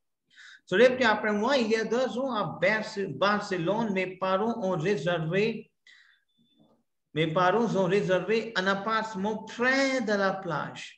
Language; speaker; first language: French; non-native, fluent; Hindi